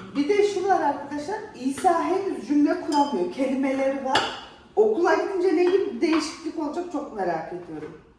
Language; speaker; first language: Turkish; early bilingual, heritage; Turkish